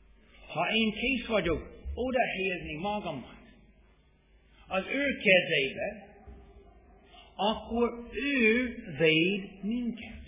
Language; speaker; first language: Hungarian; non-native, fluent; English